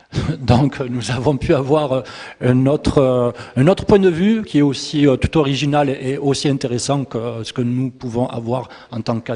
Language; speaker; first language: French; native; French